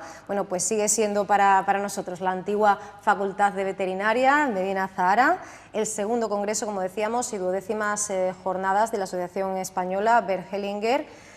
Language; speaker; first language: Spanish; native; Spanish